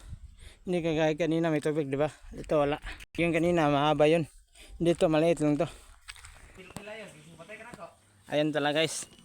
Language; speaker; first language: Filipino; non-native, local second language; Cebuano